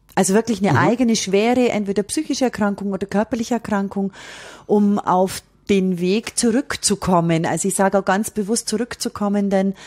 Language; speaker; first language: German; native; German